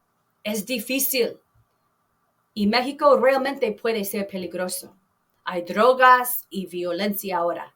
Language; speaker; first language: Spanish; non-native, fluent; English